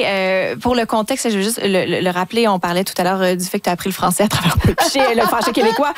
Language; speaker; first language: French; native; French